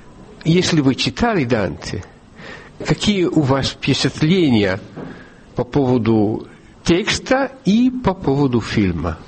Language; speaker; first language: Russian; non-native, fluent; Italian